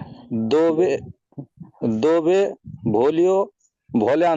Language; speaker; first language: Italian; non-native, learner; Bangla